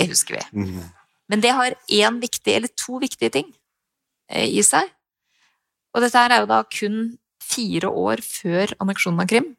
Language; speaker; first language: Norwegian; native; Norwegian